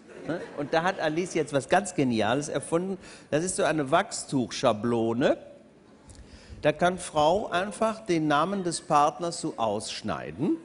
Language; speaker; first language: German; native; German